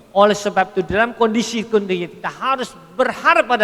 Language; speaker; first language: Indonesian; native; Indonesian